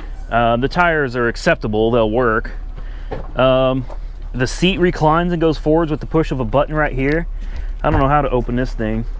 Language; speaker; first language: English; native; English